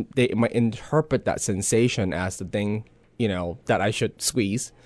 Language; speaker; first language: English; non-native, local second language; Cantonese